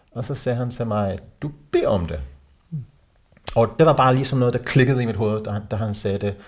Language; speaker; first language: Danish; non-native, fluent; English